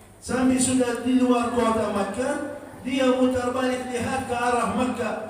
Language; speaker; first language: Malay; non-native, fluent; Arabic